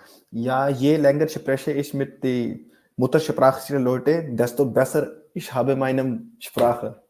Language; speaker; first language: German; non-native, learner; Urdu